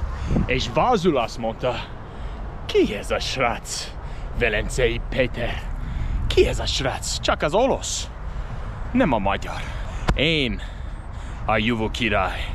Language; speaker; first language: Hungarian; non-native, learner; English